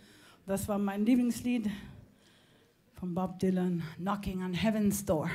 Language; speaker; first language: German; non-native, fluent; Spanish